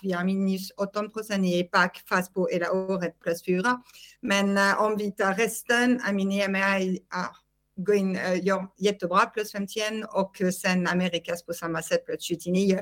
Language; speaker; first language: Swedish; non-native, fluent; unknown